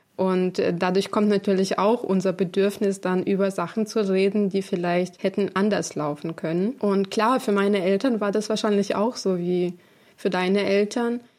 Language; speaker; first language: German; non-native, fluent; Ukrainian